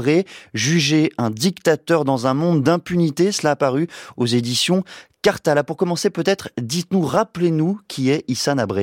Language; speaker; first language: French; native; French